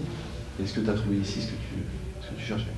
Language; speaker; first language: French; native; French